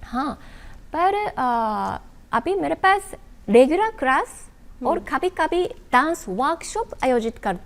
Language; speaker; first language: Hindi; non-native, learner; Japanese